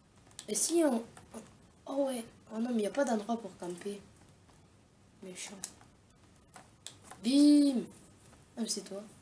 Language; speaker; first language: French; native; French